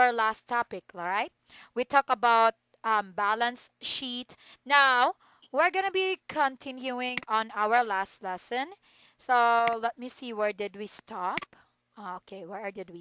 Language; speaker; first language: English; non-native, fluent; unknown